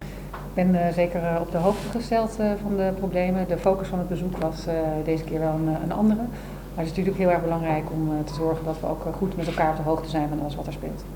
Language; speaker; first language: Dutch; native; Dutch